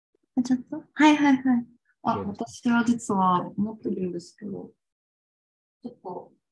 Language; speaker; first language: Japanese; non-native, fluent; Tatar